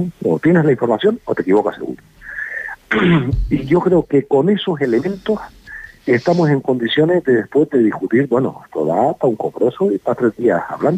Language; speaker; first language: Spanish; native; Spanish